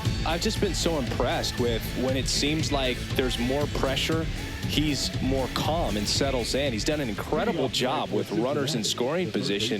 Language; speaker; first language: English; native; English